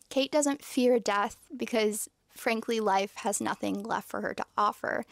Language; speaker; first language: English; native; English